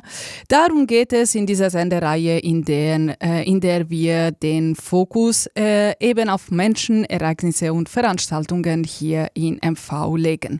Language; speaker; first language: German; native; German